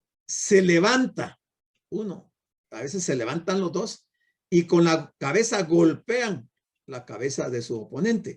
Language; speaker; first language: Spanish; native; Spanish